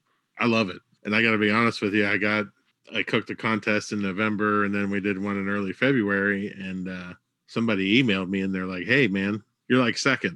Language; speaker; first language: English; native; English